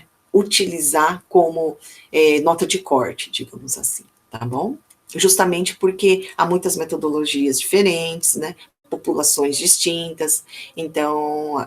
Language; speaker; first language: Portuguese; native; Portuguese